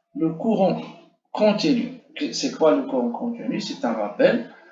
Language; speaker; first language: French; non-native, local second language; Arabic